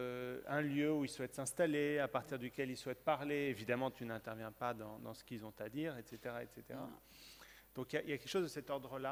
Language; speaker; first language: French; native; French